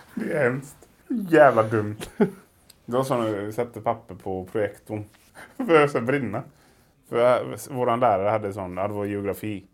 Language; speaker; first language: Swedish; early bilingual, other home language; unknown